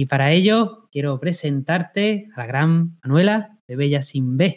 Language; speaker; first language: Spanish; native; Spanish